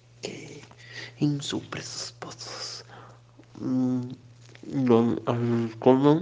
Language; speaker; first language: Spanish; non-native, learner; Portuguese